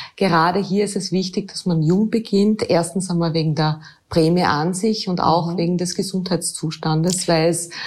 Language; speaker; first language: German; native; German